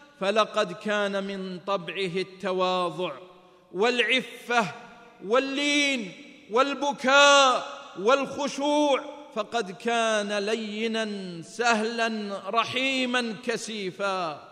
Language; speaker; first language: Arabic; native; Arabic